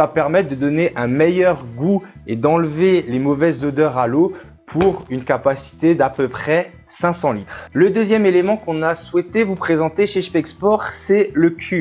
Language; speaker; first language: French; native; French